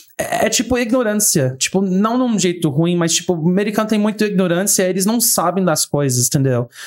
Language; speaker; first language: Portuguese; non-native, fluent; English